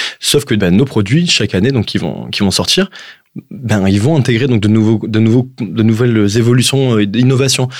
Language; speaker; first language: French; native; French